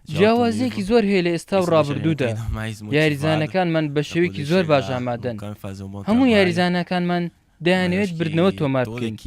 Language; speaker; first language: Central Kurdish; native; Central Kurdish